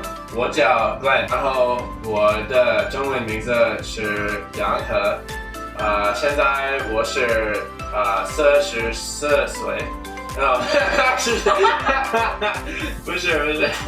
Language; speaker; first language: Chinese; non-native, learner; English